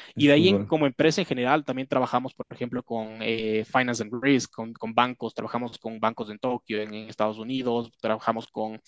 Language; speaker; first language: Spanish; native; Spanish